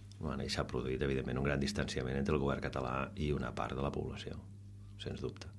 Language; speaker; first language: Catalan; non-native, local second language; Spanish